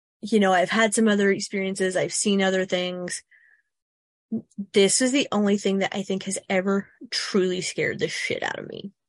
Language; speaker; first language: English; native; English